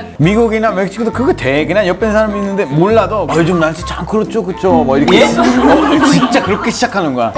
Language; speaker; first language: Korean; non-native, fluent; Spanish